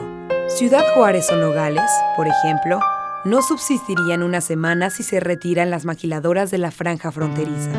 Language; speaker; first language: Spanish; native; Spanish